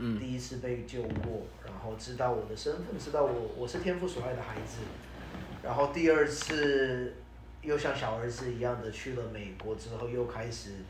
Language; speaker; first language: Chinese; early bilingual, heritage; Chinese